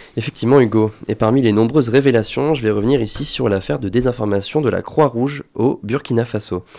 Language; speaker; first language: French; native; French